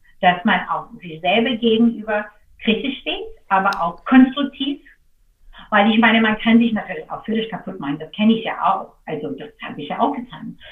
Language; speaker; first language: German; non-native, fluent; English